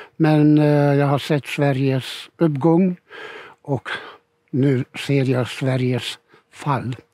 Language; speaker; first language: Swedish; non-native, fluent; Hungarian